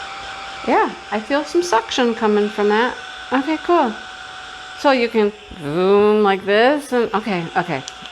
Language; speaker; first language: English; native; English